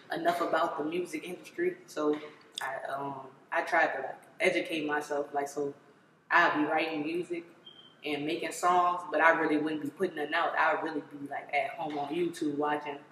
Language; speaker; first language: English; native; English